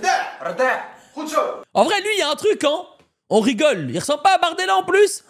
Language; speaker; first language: French; native; French